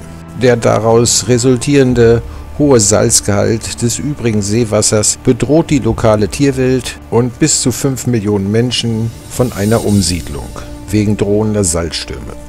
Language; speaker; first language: German; native; German